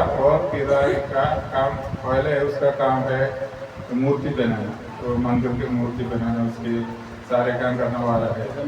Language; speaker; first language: Hindi; non-native, local second language; Malayalam